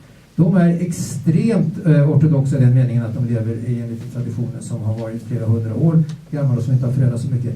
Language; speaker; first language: Swedish; native; Swedish